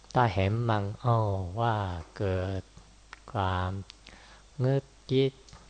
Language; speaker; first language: Thai; non-native, fluent; Japanese